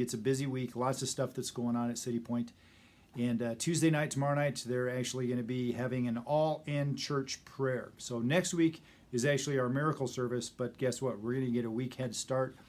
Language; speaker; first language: English; native; English